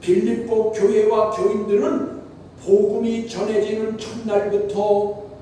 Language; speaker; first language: Korean; native; Korean